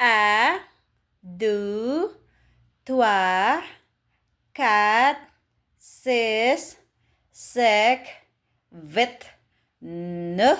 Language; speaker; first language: French; non-native, learner; Filipino